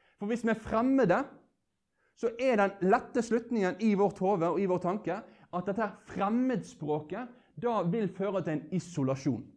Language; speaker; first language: Norwegian; native; Norwegian